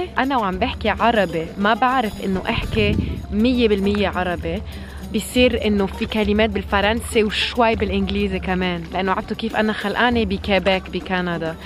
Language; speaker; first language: Arabic; early bilingual, heritage; French